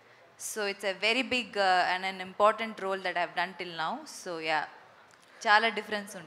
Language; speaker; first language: Telugu; non-native, local second language; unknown